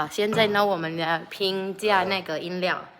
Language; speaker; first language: Chinese; non-native, fluent; Filipino